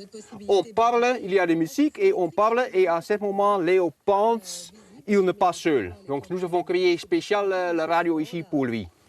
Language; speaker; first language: French; non-native, learner; Dutch